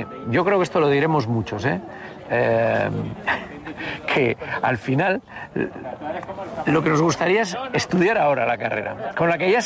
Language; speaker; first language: Spanish; native; Spanish